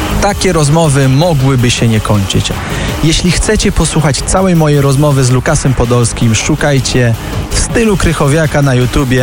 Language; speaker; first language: Polish; native; Polish